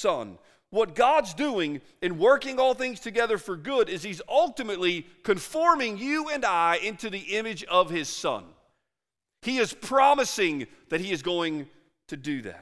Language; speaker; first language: English; native; English